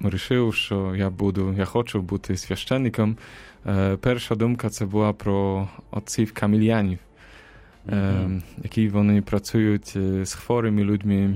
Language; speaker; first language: Ukrainian; non-native, fluent; Polish